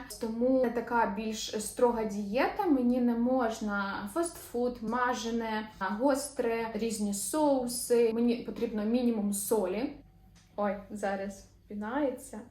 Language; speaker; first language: Ukrainian; non-native, local second language; Russian